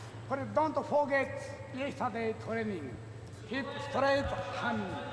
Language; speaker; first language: English; non-native, learner; Japanese